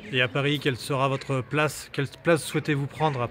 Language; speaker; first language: French; native; French